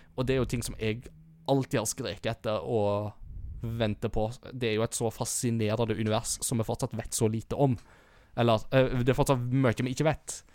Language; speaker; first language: Norwegian; native; Norwegian